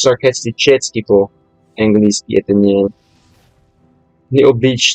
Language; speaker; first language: Russian; non-native, learner; English